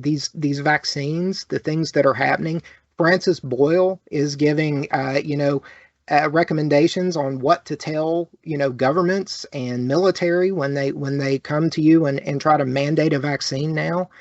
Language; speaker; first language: English; native; English